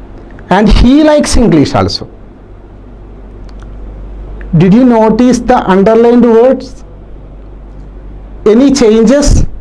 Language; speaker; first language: English; non-native, local second language; Malayalam